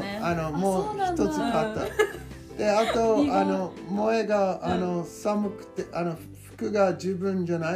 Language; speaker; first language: Japanese; non-native, learner; English